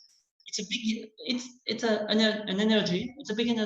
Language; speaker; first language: English; non-native, learner; French